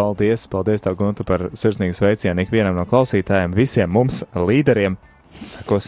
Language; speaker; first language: Latvian; native; Latvian